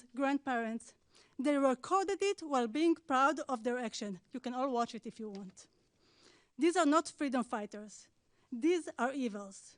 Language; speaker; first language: English; non-native, fluent; Hebrew